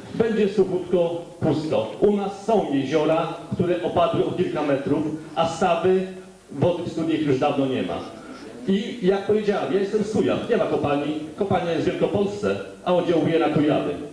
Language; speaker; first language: Polish; native; Polish